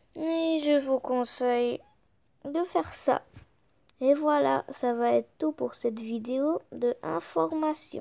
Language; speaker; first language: French; early bilingual, other home language; Polish